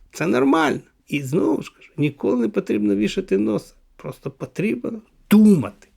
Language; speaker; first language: Ukrainian; non-native, local second language; Russian